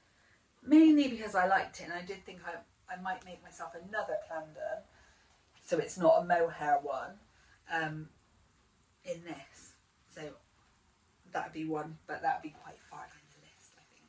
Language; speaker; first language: English; native; English